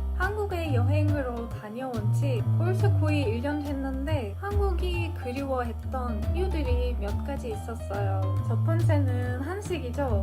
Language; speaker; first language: Korean; non-native, fluent; Turkish